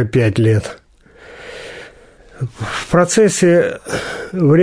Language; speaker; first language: Russian; native; Russian